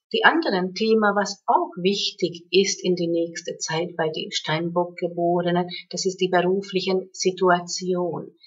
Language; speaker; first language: German; non-native, fluent; Hungarian